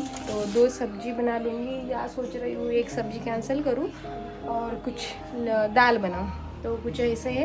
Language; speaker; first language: Hindi; native; Hindi